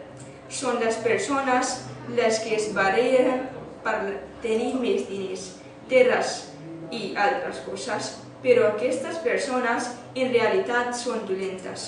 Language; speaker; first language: Catalan; early bilingual, other home language; Urdu